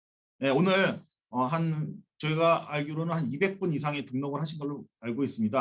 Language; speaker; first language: Korean; native; Korean